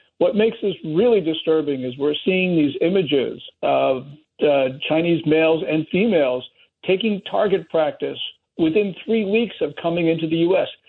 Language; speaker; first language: English; native; English